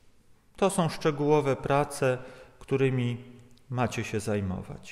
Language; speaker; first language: Polish; native; Polish